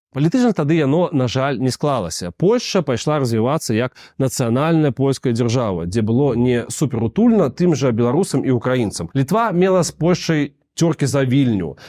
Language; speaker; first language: Belarusian; non-native, local second language; Russian